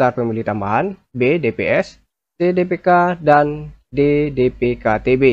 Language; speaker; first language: Indonesian; native; Indonesian